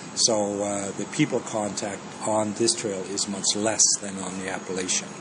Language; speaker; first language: English; early bilingual, other home language; Danish